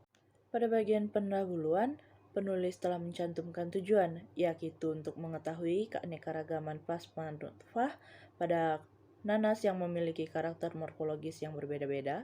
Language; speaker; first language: Indonesian; native; Indonesian